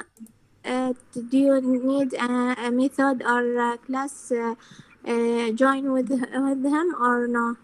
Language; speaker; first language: English; non-native, learner; Arabic